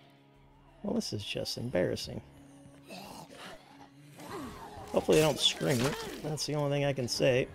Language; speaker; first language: English; native; English